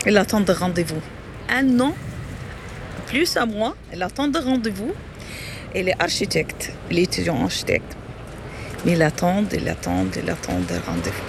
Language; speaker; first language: French; non-native, learner; Arabic